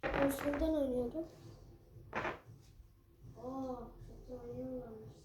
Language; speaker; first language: Turkish; early bilingual, heritage; Turkish